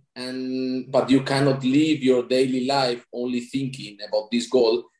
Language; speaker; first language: English; non-native, fluent; Spanish